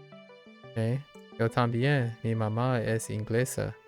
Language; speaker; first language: Spanish; non-native, learner; English